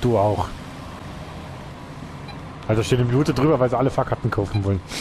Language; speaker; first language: German; native; German